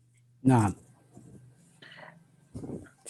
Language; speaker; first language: Arabic; non-native, fluent; Indonesian